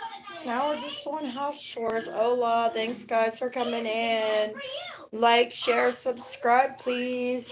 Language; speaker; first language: English; native; English